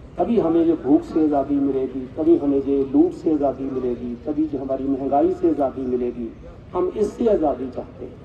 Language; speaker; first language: Hindi; non-native, local second language; Punjabi